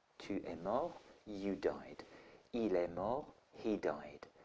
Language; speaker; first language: English; native; English